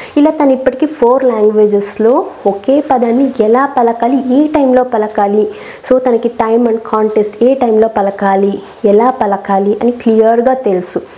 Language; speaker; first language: Telugu; non-native, local second language; Kannada